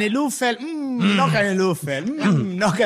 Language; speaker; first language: German; non-native, learner; Italian